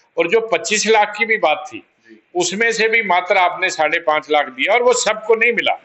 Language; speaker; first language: Hindi; non-native, local second language; Pahari-Potwari